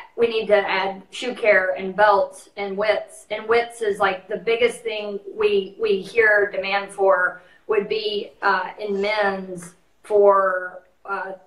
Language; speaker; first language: English; native; English